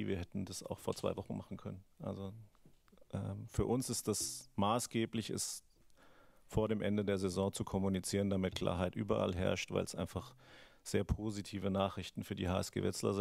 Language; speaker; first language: German; native; German